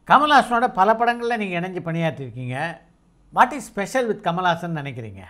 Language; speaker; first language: Tamil; native; Tamil